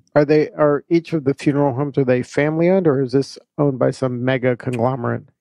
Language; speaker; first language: English; native; English